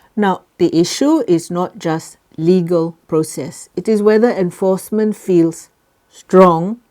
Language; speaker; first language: English; non-native, local second language; Malay